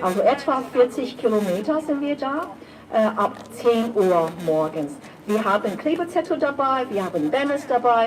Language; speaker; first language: German; non-native, fluent; Cantonese